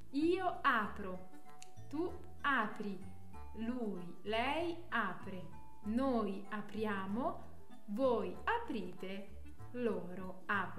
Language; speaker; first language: Italian; non-native, fluent; French